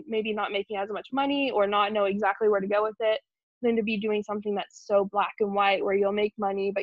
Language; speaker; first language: English; native; English